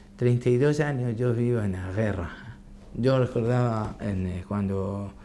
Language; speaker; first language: Spanish; non-native, learner; Arabic